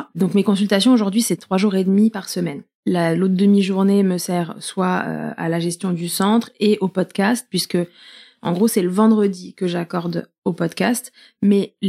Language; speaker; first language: French; native; French